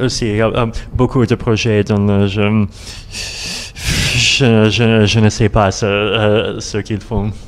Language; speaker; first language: French; non-native, learner; Russian